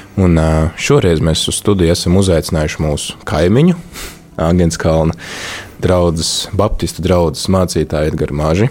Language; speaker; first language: Latvian; native; Latvian